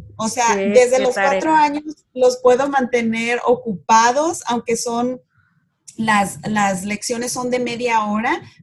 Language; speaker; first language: Spanish; native; Spanish